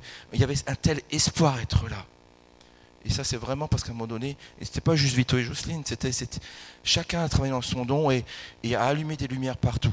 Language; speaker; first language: French; native; French